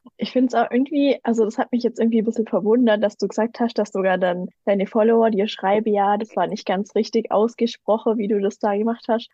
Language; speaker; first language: German; native; German